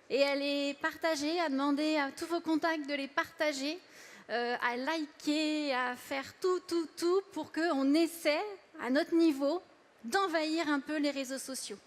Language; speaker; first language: French; native; French